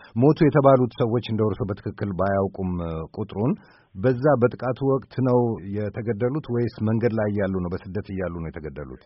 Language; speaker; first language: Amharic; native; Amharic